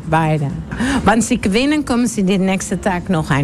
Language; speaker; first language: German; non-native, learner; Dutch